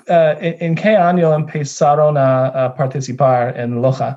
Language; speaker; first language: Spanish; non-native, fluent; English